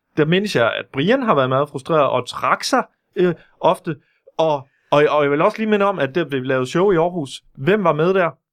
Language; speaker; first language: Danish; native; Danish